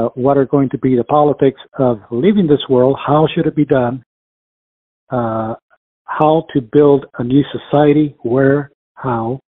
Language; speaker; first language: English; early bilingual, other home language; Spanish